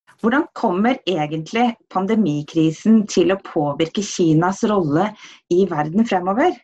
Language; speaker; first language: Norwegian; native; Norwegian